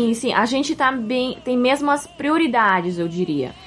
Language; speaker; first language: Portuguese; non-native, fluent; Russian